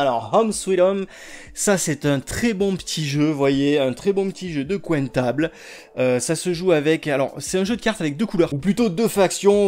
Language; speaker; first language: French; native; French